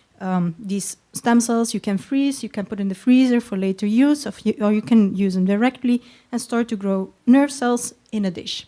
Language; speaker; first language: English; non-native, fluent; Dutch